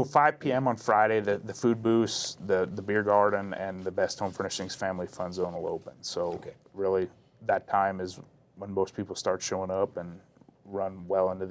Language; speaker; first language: English; native; English